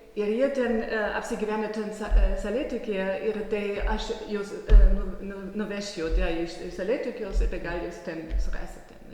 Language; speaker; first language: Lithuanian; non-native, fluent; German